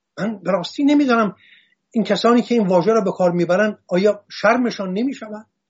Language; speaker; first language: Persian; non-native, local second language; Assyrian Neo-Aramaic